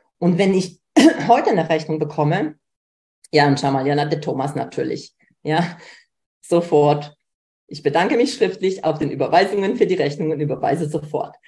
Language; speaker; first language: German; early bilingual, other home language; Polish